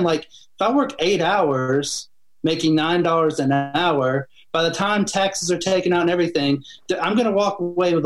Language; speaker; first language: English; native; English